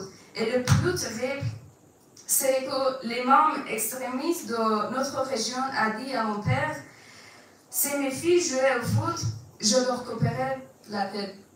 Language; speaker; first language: French; non-native, fluent; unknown